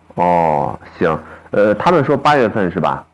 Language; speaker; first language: Chinese; native; Chinese